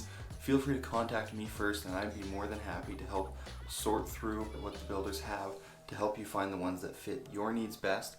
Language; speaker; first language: English; native; English